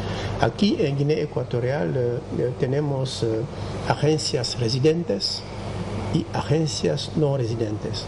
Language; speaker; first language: Spanish; non-native, fluent; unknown